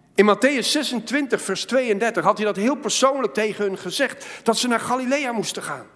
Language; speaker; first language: Dutch; native; Dutch